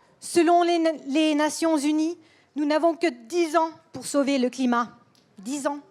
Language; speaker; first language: French; non-native, fluent; Swedish